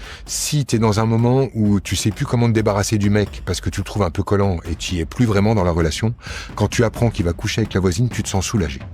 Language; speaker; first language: French; native; French